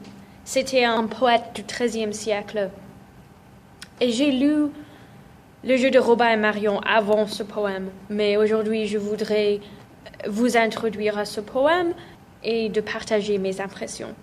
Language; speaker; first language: French; non-native, fluent; English